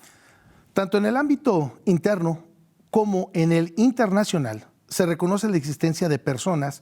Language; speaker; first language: Spanish; native; Spanish